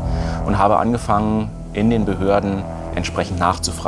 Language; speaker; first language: German; native; German